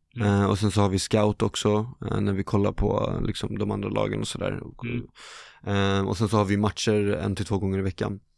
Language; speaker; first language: Swedish; native; Swedish